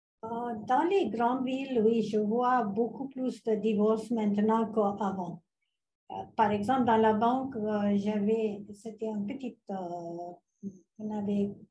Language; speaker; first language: French; non-native, fluent; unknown